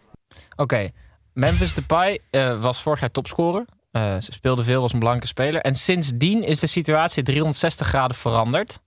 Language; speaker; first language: Dutch; native; Dutch